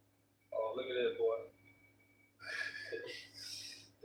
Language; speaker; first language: English; native; English